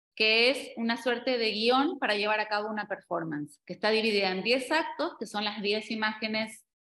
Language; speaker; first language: Spanish; native; Spanish